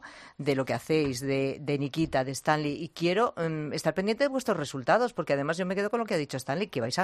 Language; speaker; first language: Spanish; native; Spanish